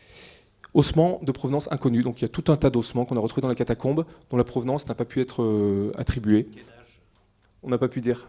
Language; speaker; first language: French; native; French